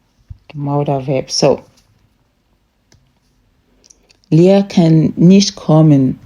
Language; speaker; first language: German; non-native, fluent; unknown